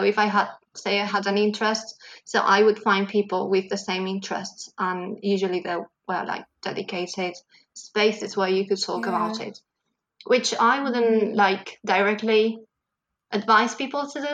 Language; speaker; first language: English; non-native, fluent; Catalan